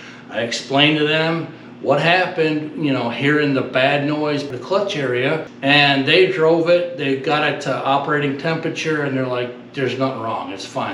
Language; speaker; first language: English; native; English